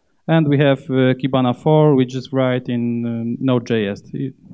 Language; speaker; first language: English; non-native, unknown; Polish